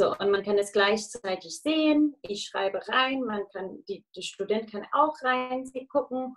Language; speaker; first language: German; non-native, fluent; English